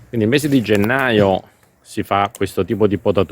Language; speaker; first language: Italian; native; Italian